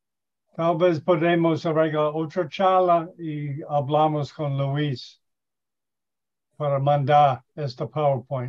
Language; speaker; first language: Spanish; non-native, learner; English